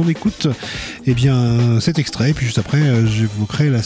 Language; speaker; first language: French; native; French